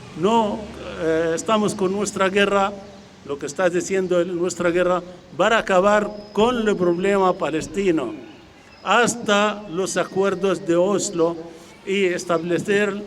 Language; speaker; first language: Spanish; non-native, fluent; Arabic